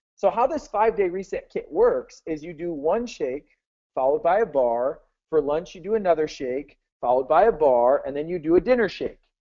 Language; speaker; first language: English; native; English